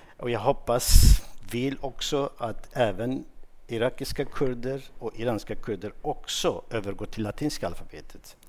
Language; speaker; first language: Swedish; non-native, fluent; Kurdish